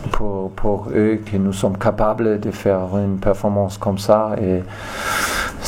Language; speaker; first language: French; non-native, learner; German